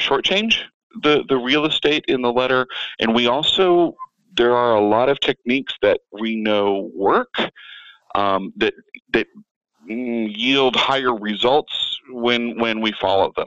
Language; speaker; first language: English; native; English